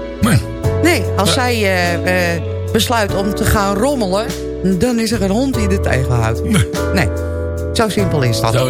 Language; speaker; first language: Dutch; native; Dutch